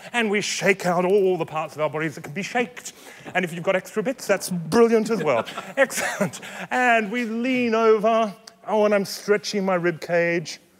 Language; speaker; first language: English; native; English